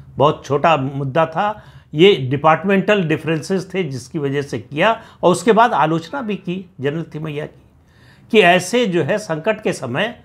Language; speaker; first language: Hindi; native; Hindi